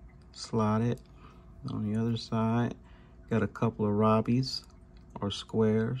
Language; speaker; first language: English; native; English